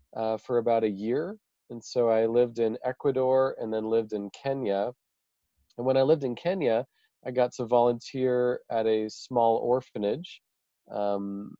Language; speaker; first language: English; native; English